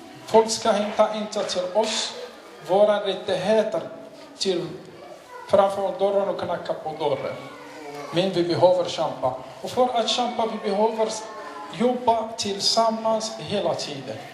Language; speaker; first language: Swedish; non-native, learner; Arabic